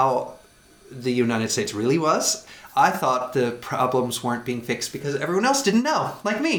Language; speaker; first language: English; native; English